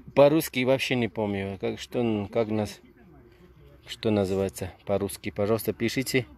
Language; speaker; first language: Russian; non-native, learner; Spanish